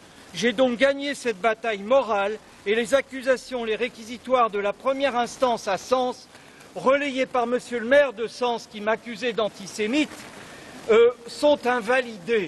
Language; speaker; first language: French; native; French